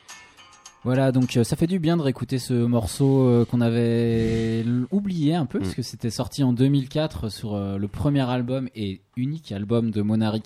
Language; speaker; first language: French; native; French